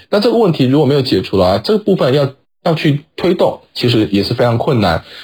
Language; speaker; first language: Chinese; native; Chinese